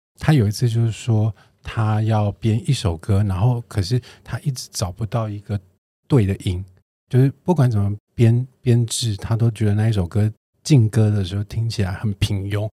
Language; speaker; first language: Chinese; native; Chinese